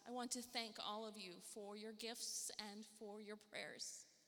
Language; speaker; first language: English; native; English